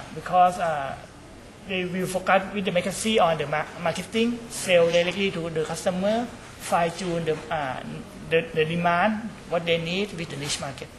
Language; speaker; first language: English; non-native, learner; Thai